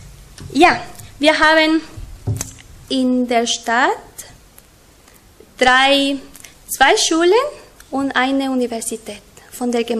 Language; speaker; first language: German; non-native, learner; Spanish